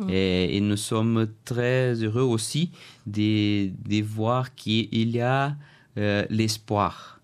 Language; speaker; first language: French; non-native, learner; Portuguese